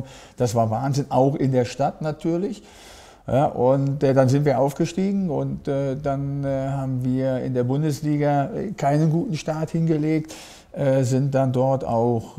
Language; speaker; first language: German; native; German